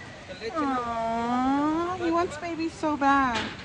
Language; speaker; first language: English; early bilingual, other home language; Spanish